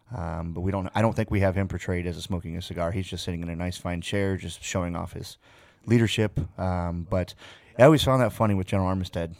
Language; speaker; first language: English; native; English